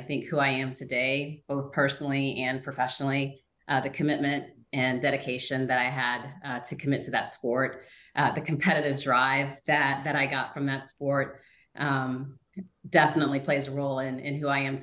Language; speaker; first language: English; native; English